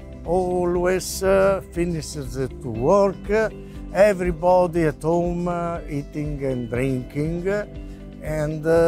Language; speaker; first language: English; non-native, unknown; Italian